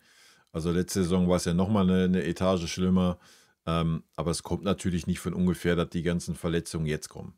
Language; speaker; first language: German; native; German